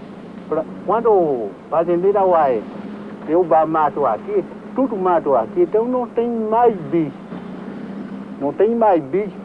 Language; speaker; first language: Portuguese; non-native, local second language; Kayapó